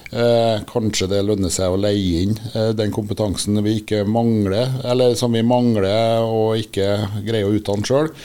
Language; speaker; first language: Norwegian; native; Norwegian